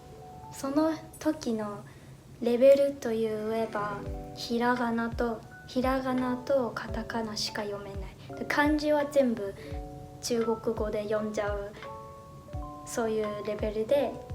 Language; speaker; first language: Japanese; non-native, fluent; Chinese